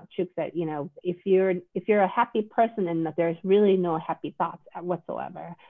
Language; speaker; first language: English; non-native, fluent; Korean